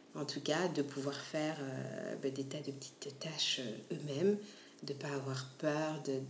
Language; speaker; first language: French; native; French